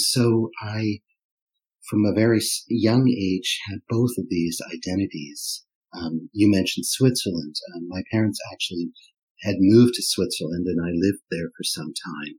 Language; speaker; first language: English; non-native, fluent; German